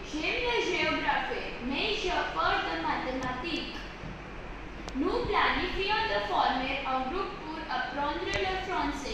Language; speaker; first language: French; non-native, learner; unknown